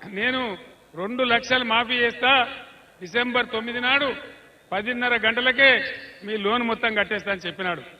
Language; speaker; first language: Telugu; native; Telugu